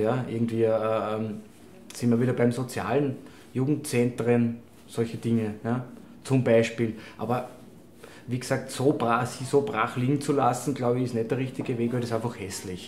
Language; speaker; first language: German; native; German